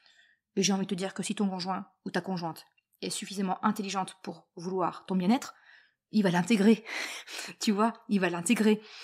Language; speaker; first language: French; native; French